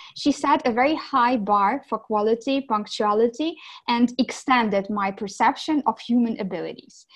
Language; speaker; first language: English; non-native, fluent; Ukrainian